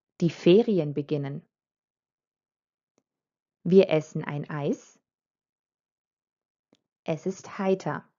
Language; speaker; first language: German; non-native, fluent; Croatian